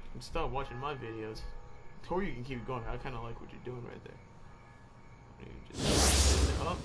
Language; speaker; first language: English; native; English